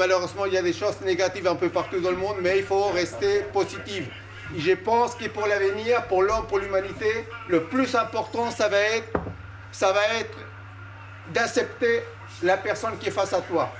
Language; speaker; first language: French; non-native, fluent; Spanish